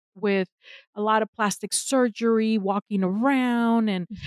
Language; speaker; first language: English; non-native, fluent; Spanish